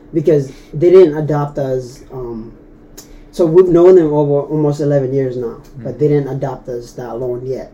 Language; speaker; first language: English; non-native, fluent; Tetum